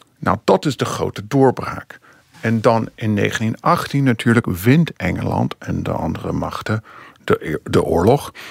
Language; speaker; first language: Dutch; non-native, fluent; English